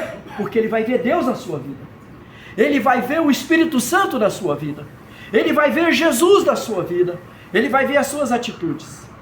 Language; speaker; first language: Portuguese; native; Portuguese